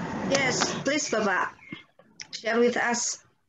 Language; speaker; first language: English; non-native, fluent; Indonesian